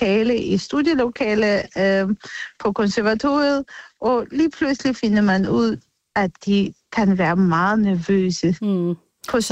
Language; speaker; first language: Danish; non-native, fluent; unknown